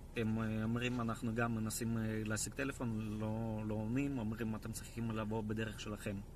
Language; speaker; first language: Hebrew; non-native, fluent; Russian